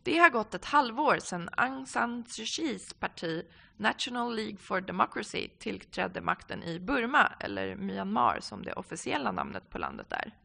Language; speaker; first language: Swedish; native; Swedish